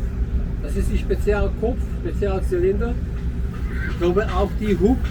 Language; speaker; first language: German; non-native, learner; Czech